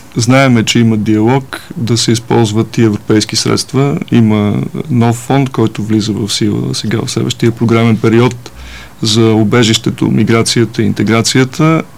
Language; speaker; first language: Bulgarian; native; Bulgarian